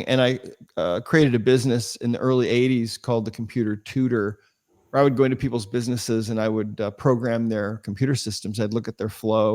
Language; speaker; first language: English; native; English